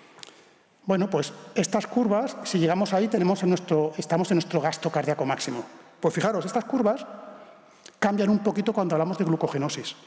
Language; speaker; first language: Spanish; native; Spanish